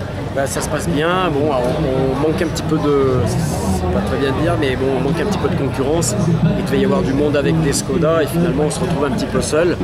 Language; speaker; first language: French; native; French